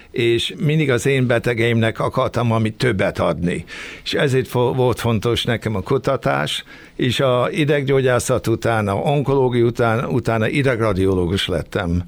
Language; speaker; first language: Hungarian; early bilingual, heritage; Hungarian